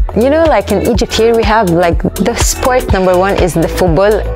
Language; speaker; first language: English; non-native, fluent; Arabic